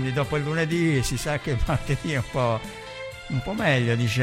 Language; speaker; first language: Italian; native; Italian